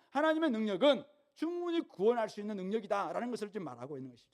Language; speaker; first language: Korean; native; Korean